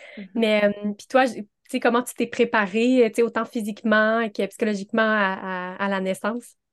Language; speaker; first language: French; native; French